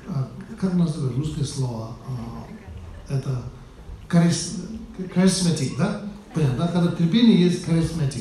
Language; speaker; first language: Russian; non-native, learner; Tibetan